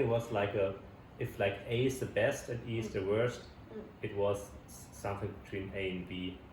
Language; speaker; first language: English; non-native, fluent; German